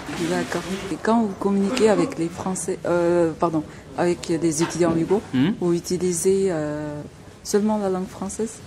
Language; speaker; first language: French; non-native, fluent; Uyghur